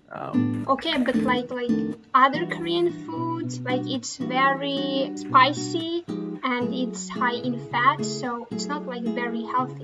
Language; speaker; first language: English; non-native, fluent; Tatar